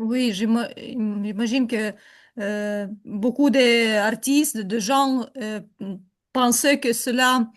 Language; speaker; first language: French; non-native, learner; Ukrainian